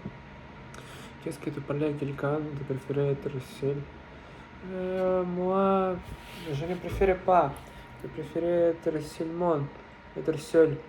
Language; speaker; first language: French; non-native, learner; Russian